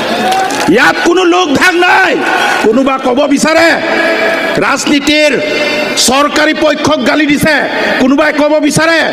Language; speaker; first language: Assamese; non-native, local second language; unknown